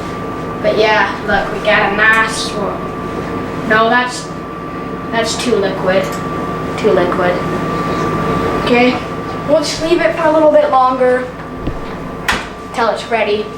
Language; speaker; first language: English; native; English